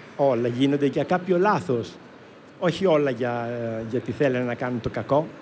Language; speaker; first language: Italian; native; Italian